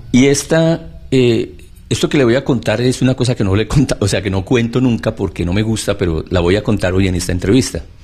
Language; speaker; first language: Spanish; native; Spanish